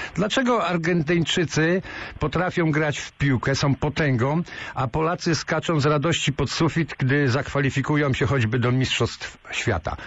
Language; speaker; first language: Polish; native; Polish